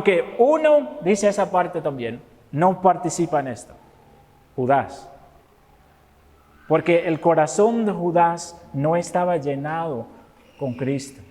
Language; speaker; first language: Spanish; non-native, fluent; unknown